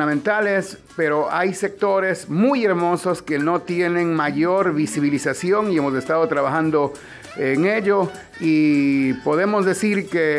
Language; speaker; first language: Spanish; native; Spanish